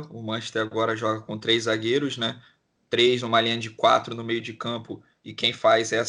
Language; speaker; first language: Portuguese; native; Portuguese